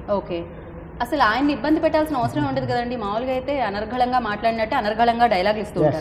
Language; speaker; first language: Telugu; native; Telugu